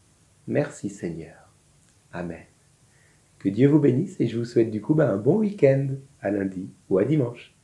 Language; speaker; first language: French; native; French